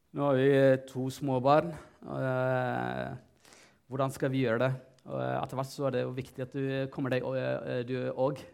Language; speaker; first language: Norwegian; non-native, fluent; Tigrinya